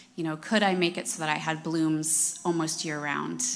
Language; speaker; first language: English; native; English